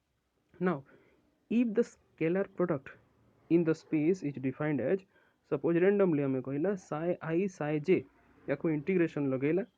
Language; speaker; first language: English; non-native, local second language; Odia